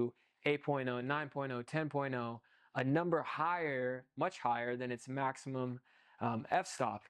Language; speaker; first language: English; native; English